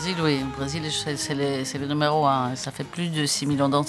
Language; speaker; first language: French; non-native, fluent; Portuguese